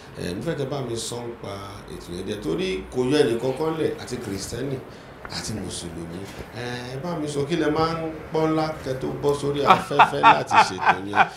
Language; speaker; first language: Yoruba; native; Yoruba